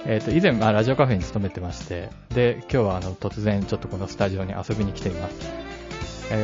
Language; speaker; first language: Japanese; native; Japanese